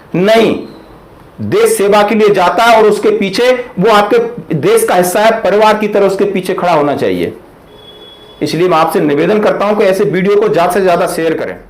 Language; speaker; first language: Hindi; native; Hindi